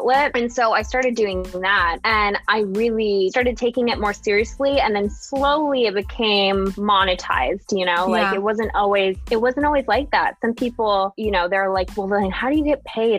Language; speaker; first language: English; native; English